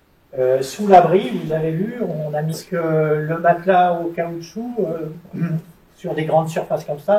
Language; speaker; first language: French; native; French